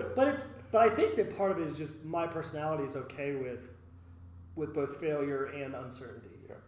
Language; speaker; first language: English; native; English